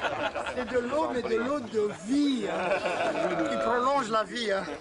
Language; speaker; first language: French; non-native, fluent; Romanian